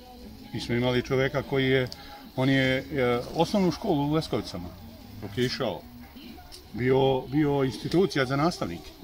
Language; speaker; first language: Bosnian; native; Bosnian